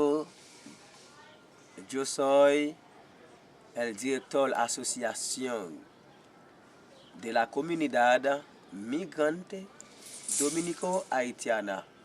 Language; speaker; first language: Spanish; non-native, learner; Haitian Creole